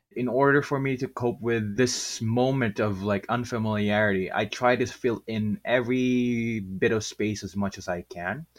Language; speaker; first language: English; non-native, local second language; Filipino